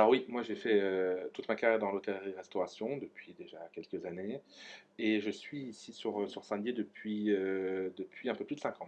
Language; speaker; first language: French; native; French